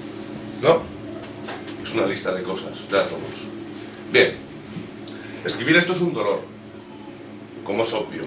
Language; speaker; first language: Spanish; native; Spanish